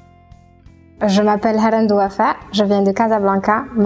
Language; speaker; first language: French; non-native, local second language; Arabic